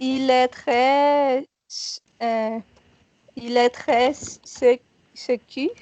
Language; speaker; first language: French; non-native, learner; Portuguese